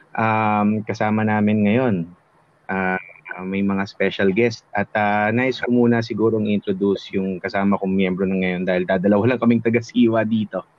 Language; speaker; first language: Filipino; native; Filipino